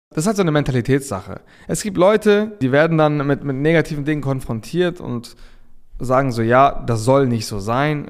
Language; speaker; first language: German; early bilingual, other home language; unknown